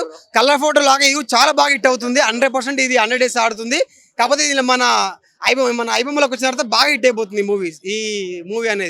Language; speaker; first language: Telugu; native; Telugu